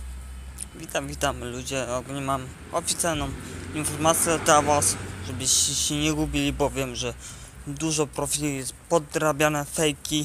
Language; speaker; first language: Polish; native; Polish